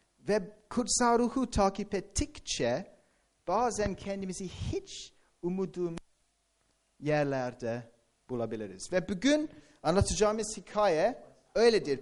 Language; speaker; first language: Turkish; non-native, fluent; English